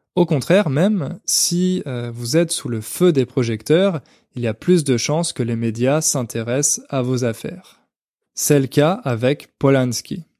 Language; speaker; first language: French; native; French